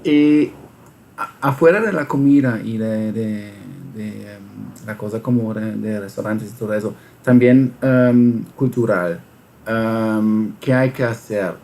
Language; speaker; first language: Spanish; non-native, fluent; German